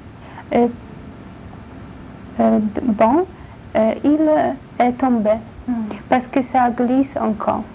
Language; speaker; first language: French; non-native, learner; Polish